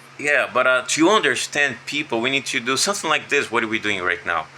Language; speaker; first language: English; non-native, fluent; Portuguese